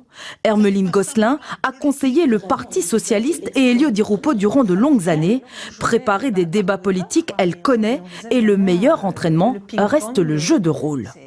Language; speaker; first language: French; native; French